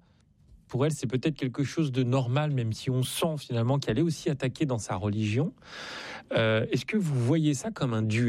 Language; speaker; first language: French; native; French